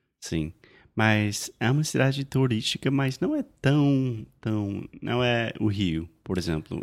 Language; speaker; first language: Portuguese; non-native, fluent; English